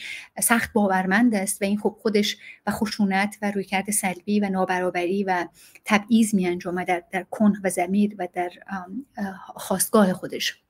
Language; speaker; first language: Persian; native; Persian